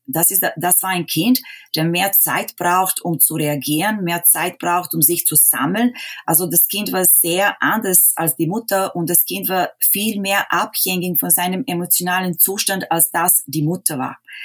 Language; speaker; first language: German; non-native, fluent; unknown